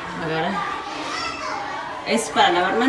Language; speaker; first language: Spanish; native; Spanish